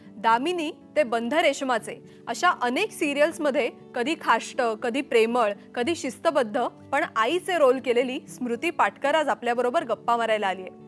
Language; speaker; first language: Marathi; native; Marathi